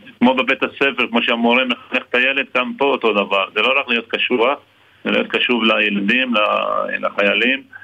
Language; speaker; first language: Hebrew; non-native, local second language; Arabic